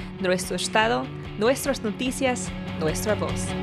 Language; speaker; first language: Spanish; non-native, learner; English